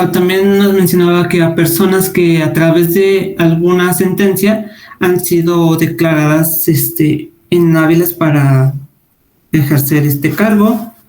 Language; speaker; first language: Spanish; native; Spanish